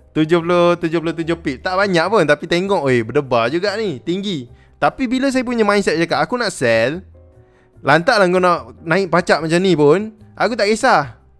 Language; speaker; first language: Malay; native; Malay